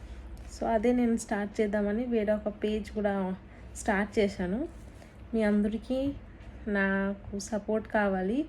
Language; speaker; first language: Telugu; non-native, fluent; Bangla